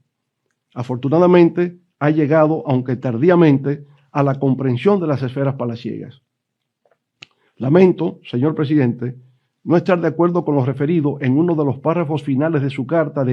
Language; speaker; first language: Spanish; native; Spanish